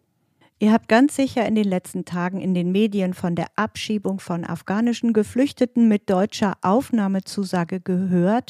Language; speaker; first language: German; native; German